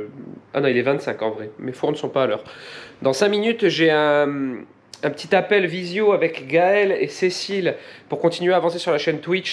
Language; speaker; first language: French; native; French